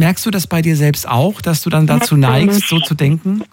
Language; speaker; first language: German; native; German